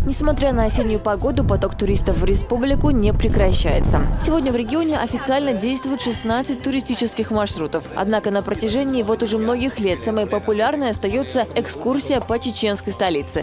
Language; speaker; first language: Russian; native; Russian